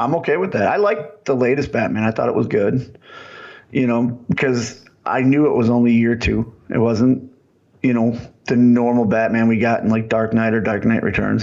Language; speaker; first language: English; native; English